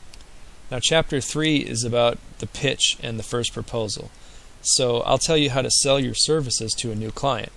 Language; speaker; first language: English; native; English